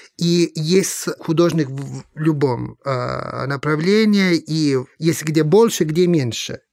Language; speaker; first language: Russian; non-native, fluent; Italian